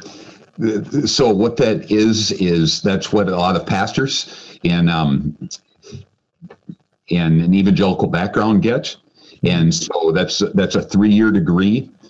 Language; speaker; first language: English; native; English